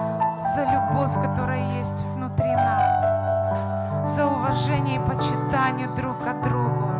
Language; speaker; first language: Russian; native; Russian